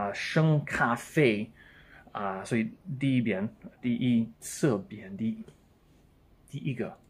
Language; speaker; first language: Chinese; non-native, learner; English